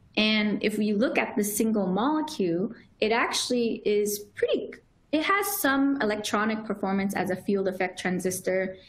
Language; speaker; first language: English; native; English